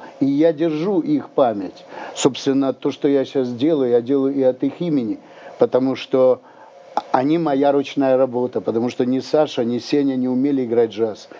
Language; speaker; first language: Russian; native; Russian